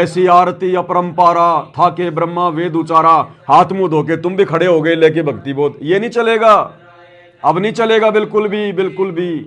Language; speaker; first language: Hindi; native; Hindi